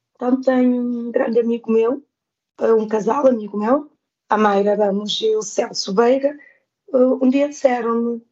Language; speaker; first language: Portuguese; non-native, local second language; Kabuverdianu